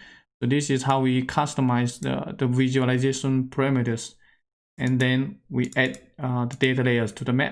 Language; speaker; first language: English; non-native, fluent; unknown